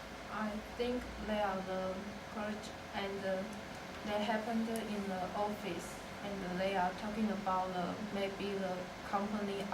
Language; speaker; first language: English; non-native, learner; Chinese